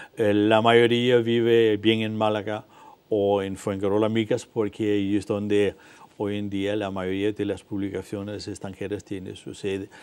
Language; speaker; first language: Spanish; non-native, fluent; Danish